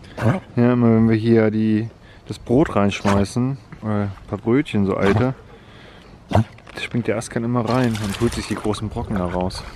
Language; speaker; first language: German; native; German